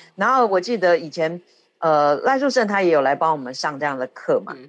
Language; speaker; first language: Chinese; native; Chinese